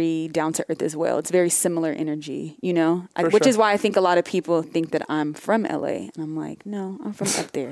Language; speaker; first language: English; native; English